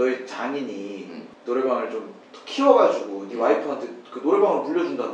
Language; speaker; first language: Korean; native; Korean